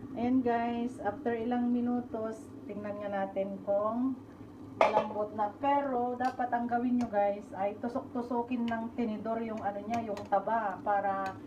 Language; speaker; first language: Filipino; native; Filipino